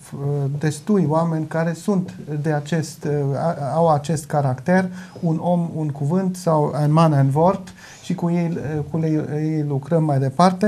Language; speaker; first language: Romanian; non-native, local second language; German